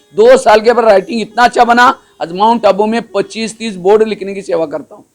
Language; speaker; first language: Hindi; non-native, local second language; Marathi